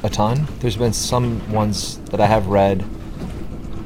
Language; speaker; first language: English; native; English